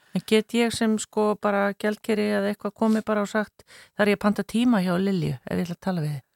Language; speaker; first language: Icelandic; native; Icelandic